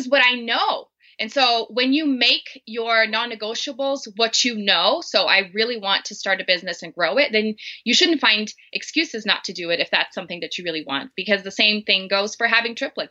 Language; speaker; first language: English; non-native, fluent; Portuguese